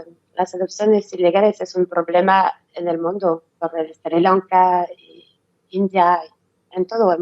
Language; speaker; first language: Spanish; non-native, learner; French